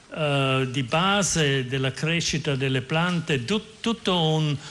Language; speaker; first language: Italian; non-native, fluent; German